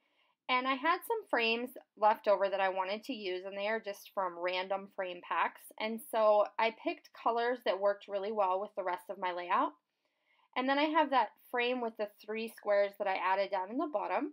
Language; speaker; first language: English; native; English